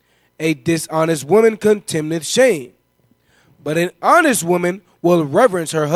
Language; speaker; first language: English; native; English